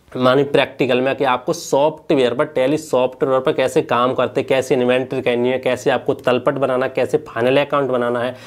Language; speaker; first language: Hindi; native; Hindi